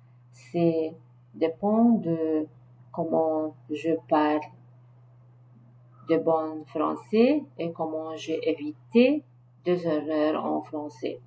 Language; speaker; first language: French; non-native, learner; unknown